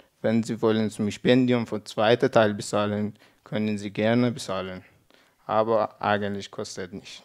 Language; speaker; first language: German; non-native, learner; Persian